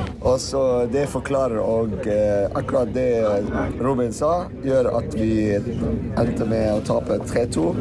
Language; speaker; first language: Norwegian; non-native, fluent; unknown